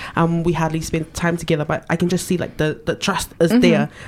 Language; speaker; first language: English; native; English